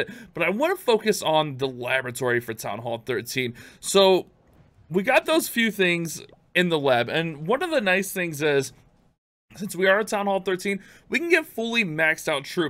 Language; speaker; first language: English; native; English